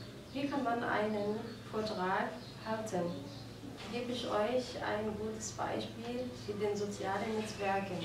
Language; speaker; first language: German; non-native, fluent; Arabic